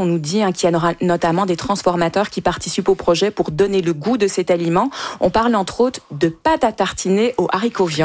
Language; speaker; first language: French; native; French